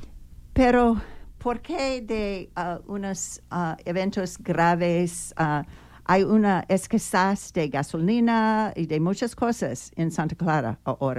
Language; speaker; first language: Spanish; non-native, learner; English